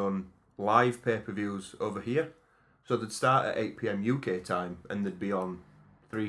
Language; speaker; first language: English; native; English